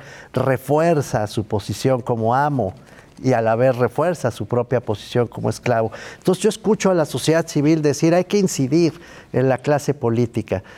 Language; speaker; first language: Spanish; native; Spanish